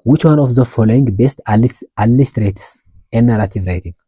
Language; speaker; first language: English; non-native, local second language; Amharic